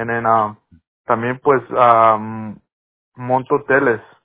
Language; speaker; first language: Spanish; early bilingual, heritage; Spanish